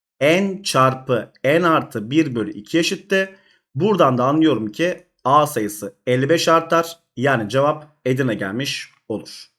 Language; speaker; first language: Turkish; native; Turkish